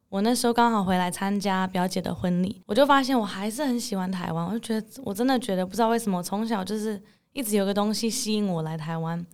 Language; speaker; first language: Chinese; early bilingual, heritage; English